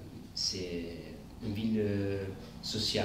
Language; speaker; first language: French; non-native, fluent; Italian